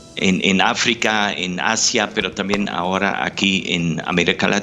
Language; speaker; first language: Spanish; non-native, fluent; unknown